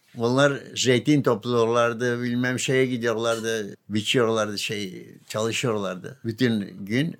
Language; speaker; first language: Turkish; non-native, local second language; Greek